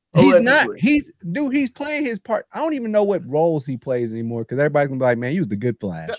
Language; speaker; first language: English; native; English